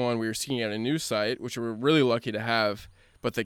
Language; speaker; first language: English; native; English